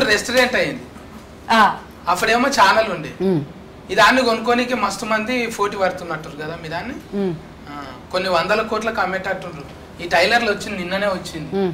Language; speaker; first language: Telugu; native; Telugu